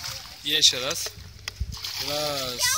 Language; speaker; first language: Russian; non-native, learner; Turkish